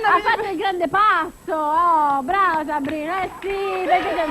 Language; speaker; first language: Italian; native; Italian